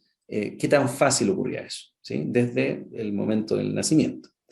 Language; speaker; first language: Spanish; native; Spanish